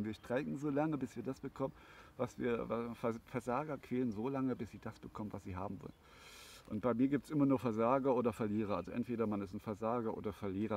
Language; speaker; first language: German; native; German